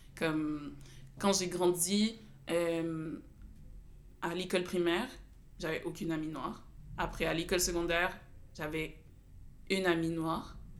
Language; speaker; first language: French; early bilingual, other home language; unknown